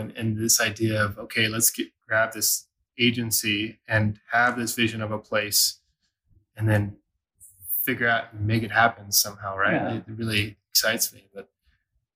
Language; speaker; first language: English; native; English